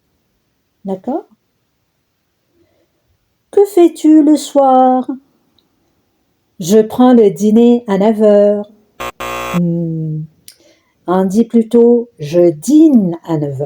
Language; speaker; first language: French; non-native, local second language; Arabic